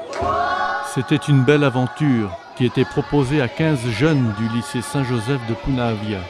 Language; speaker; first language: French; native; French